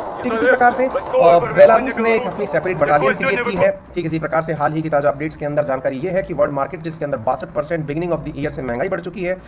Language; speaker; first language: Hindi; native; Hindi